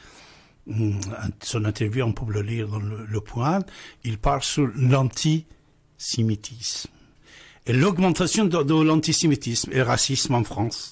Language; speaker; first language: French; non-native, fluent; Persian